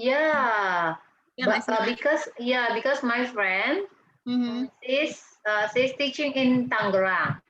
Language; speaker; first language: English; non-native, learner; Indonesian